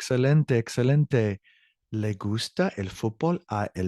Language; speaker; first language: Spanish; non-native, learner; English